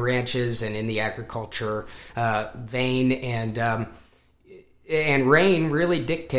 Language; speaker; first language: English; native; English